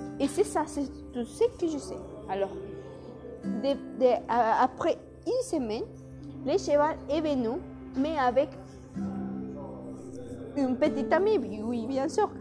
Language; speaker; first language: French; non-native, learner; Spanish